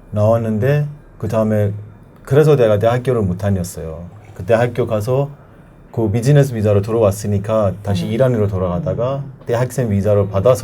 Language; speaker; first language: Korean; non-native, learner; Persian